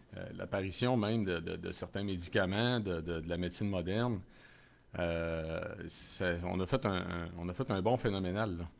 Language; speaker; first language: French; native; French